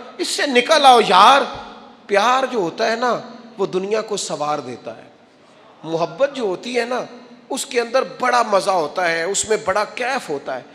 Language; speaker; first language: Urdu; non-native, local second language; Punjabi